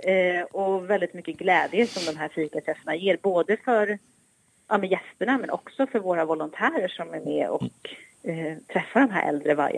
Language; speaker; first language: Swedish; native; Swedish